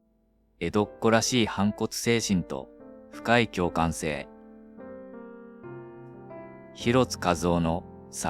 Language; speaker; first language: Japanese; native; Japanese